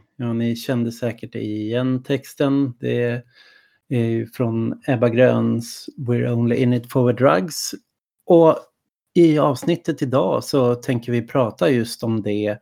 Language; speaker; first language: Swedish; native; Swedish